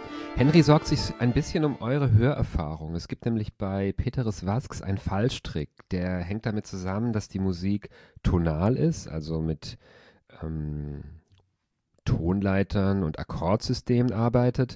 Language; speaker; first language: German; native; German